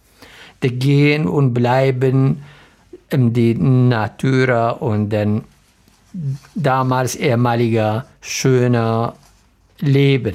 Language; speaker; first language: German; non-native, learner; Arabic